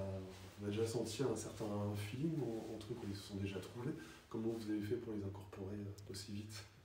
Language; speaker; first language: French; native; French